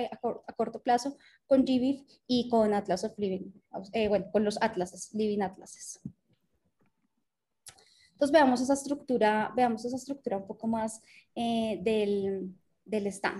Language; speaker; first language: Spanish; native; Spanish